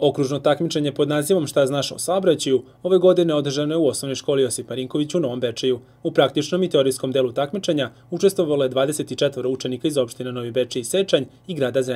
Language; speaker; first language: Serbian; native; Serbian